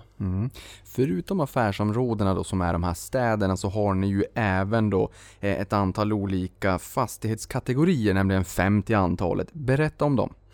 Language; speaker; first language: Swedish; native; Swedish